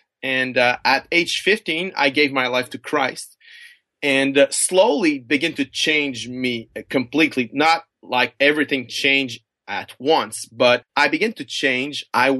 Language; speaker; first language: English; non-native, fluent; French